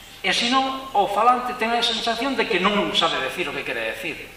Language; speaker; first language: Spanish; native; Spanish